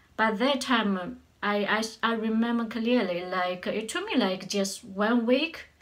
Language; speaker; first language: English; non-native, learner; Chinese